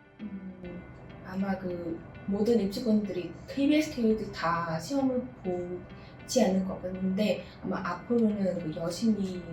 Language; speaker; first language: Korean; non-native, learner; Vietnamese